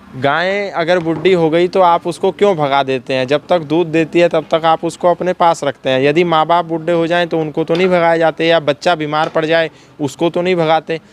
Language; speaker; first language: Hindi; native; Hindi